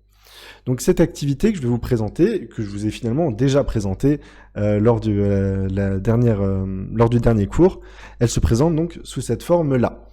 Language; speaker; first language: French; native; French